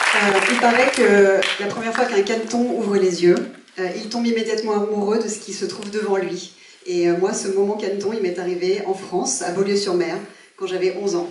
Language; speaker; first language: French; native; French